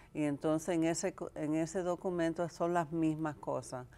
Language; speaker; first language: Spanish; early bilingual, heritage; Spanish